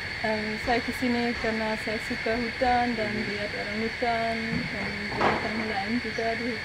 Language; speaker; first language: Indonesian; non-native, learner; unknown